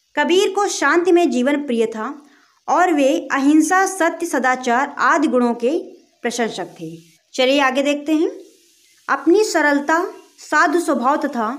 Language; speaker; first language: Hindi; native; Hindi